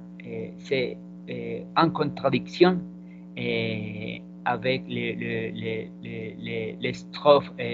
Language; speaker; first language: French; non-native, learner; Spanish